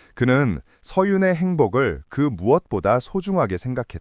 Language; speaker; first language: Korean; native; Korean